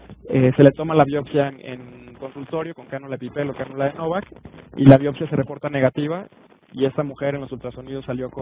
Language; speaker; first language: Spanish; native; Spanish